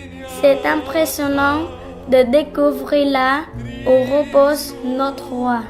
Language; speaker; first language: French; non-native, learner; Khmer